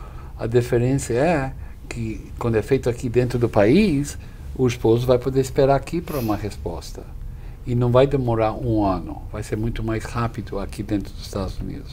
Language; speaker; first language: Portuguese; non-native, fluent; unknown